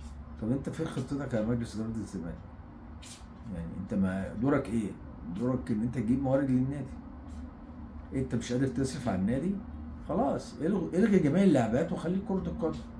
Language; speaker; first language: Arabic; native; Arabic